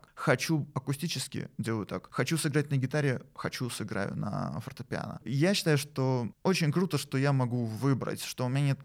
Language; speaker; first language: Russian; native; Russian